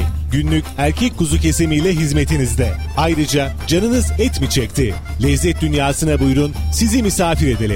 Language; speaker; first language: Turkish; native; Turkish